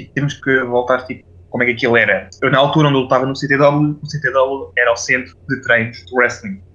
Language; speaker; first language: Portuguese; non-native, fluent; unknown